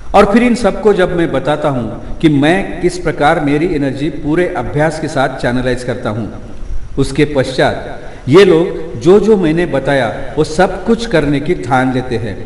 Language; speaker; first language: Hindi; non-native, local second language; Marathi